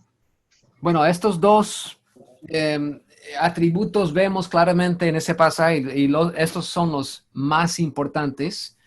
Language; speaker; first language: Spanish; non-native, fluent; English